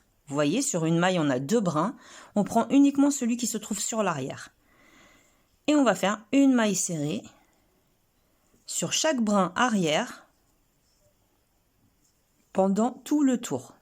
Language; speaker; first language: French; native; French